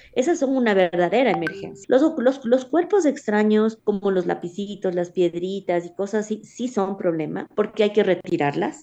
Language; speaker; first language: Spanish; native; Spanish